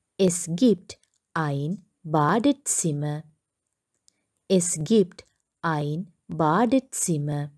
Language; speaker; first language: German; non-native, learner; Sinhala